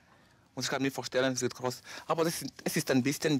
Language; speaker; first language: German; non-native, learner; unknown